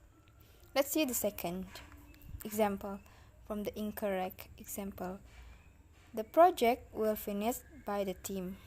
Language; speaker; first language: English; non-native, learner; Indonesian